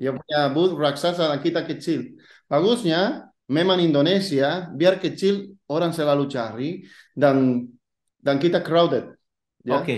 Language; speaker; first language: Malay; non-native, fluent; Spanish